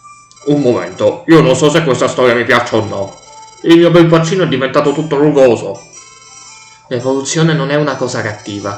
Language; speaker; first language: Italian; native; Italian